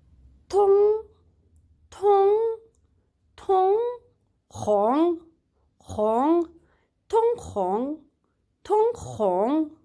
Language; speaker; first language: Chinese; non-native, fluent; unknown